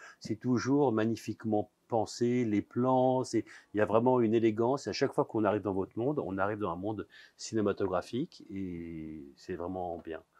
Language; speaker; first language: French; native; French